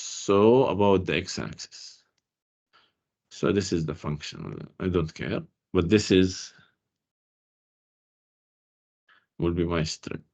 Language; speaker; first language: English; non-native, fluent; Arabic